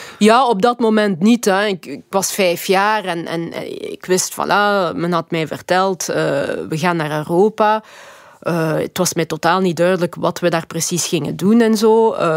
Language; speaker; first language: Dutch; early bilingual, other home language; Lingala